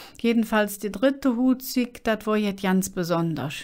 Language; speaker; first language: German; native; German